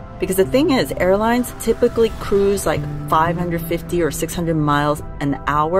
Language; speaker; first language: English; native; English